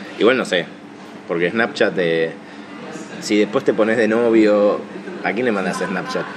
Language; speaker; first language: Spanish; native; Spanish